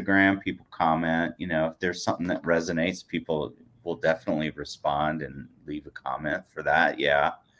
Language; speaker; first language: English; native; English